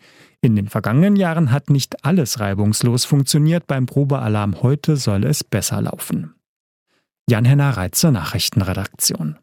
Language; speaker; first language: German; native; German